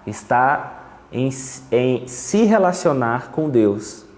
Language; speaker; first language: Portuguese; native; Portuguese